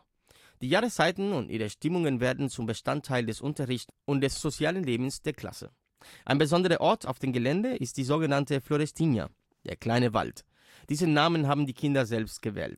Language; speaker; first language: German; native; German